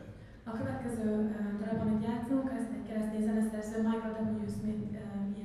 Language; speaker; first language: Hungarian; native; Hungarian